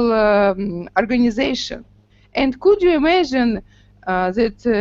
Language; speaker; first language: English; non-native, learner; Russian